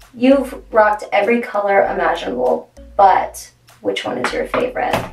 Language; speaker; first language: English; native; English